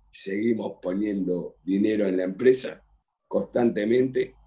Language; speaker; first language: Spanish; native; Spanish